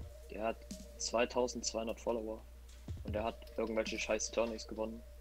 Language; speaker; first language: German; native; German